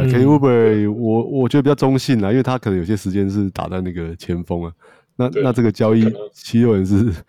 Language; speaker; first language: Chinese; native; Chinese